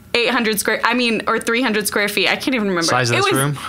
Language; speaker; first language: English; native; English